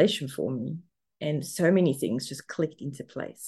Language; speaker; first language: English; non-native, fluent; German